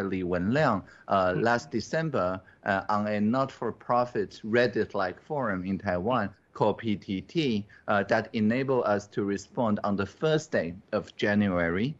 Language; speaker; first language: English; non-native, fluent; Chinese